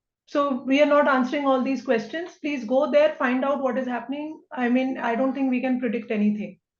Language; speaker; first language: English; non-native, local second language; Hindi